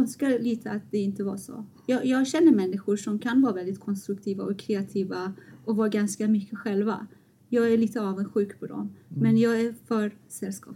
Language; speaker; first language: Swedish; non-native, fluent; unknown